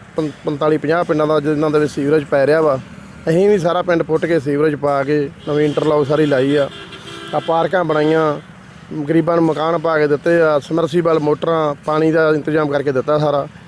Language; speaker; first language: Punjabi; native; Punjabi